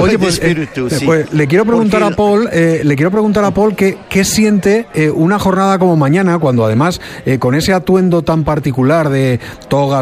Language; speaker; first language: Spanish; native; Spanish